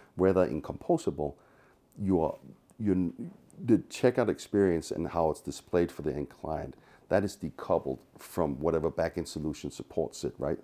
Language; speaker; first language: English; non-native, fluent; Danish